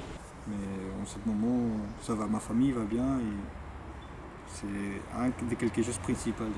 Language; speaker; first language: French; non-native, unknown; Spanish